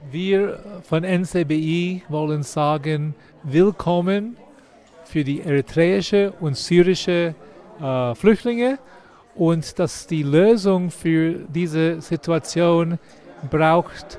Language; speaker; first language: German; non-native, fluent; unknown